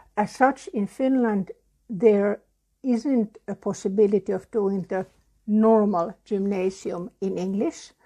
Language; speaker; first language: English; non-native, fluent; Finnish